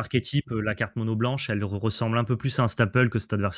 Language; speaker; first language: French; native; French